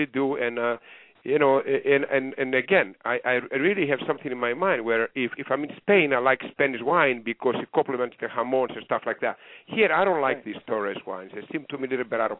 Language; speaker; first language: English; non-native, fluent; Greek